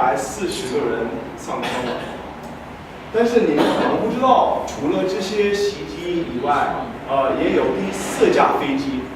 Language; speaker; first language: Chinese; non-native, fluent; English